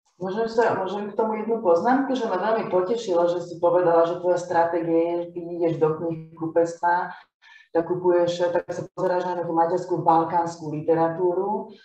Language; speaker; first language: Slovak; non-native, fluent; Hungarian